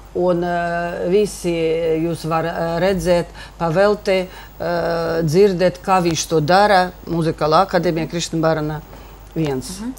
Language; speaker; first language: Latvian; non-native, local second language; Russian